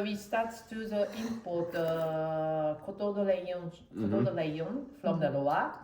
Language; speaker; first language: English; non-native, learner; Japanese